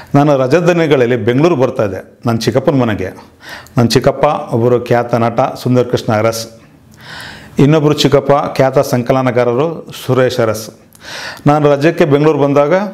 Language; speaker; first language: Kannada; native; Kannada